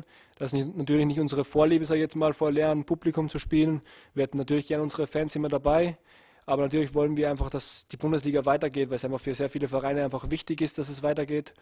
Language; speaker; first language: German; native; German